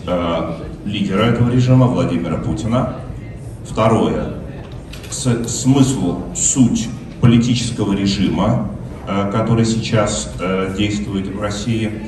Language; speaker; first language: Russian; native; Russian